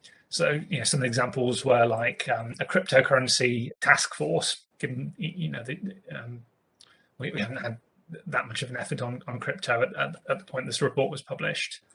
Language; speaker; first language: English; native; English